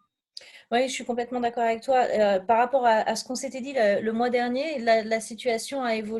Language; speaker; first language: French; native; French